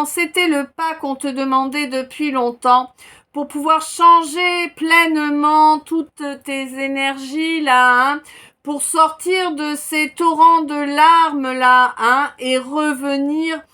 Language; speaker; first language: French; native; French